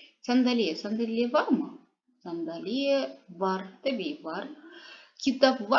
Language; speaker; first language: Turkish; non-native, fluent; Kazakh